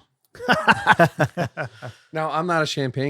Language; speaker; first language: English; native; English